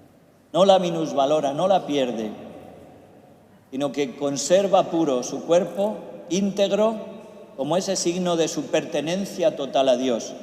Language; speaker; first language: Spanish; native; Spanish